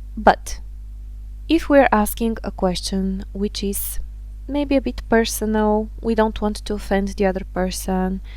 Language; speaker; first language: English; non-native, fluent; Bulgarian